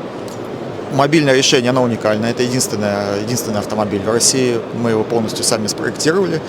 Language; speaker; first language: Russian; native; Russian